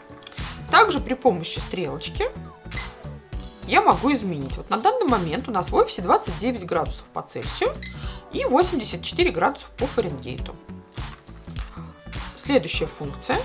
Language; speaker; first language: Russian; native; Russian